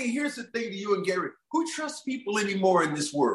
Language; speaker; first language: English; native; English